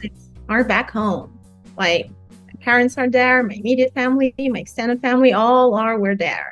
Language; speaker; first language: English; non-native, fluent; Persian